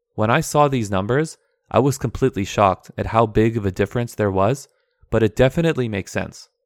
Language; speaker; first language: English; early bilingual, other home language; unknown